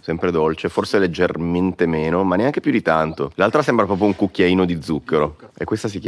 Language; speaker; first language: Italian; native; Italian